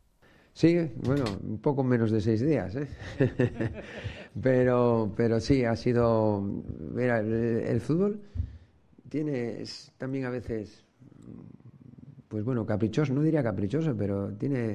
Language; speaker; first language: Spanish; native; Spanish